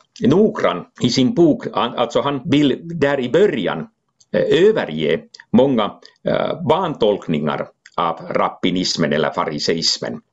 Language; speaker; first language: Swedish; non-native, local second language; Finnish